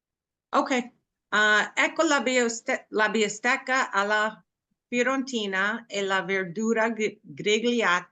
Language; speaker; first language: Italian; non-native, learner; English